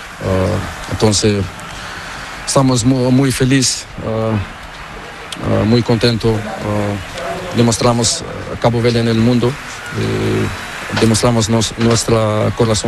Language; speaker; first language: Spanish; non-native, learner; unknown